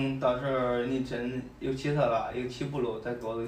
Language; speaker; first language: Chinese; native; Chinese